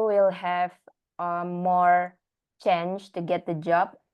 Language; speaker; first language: English; non-native, learner; Indonesian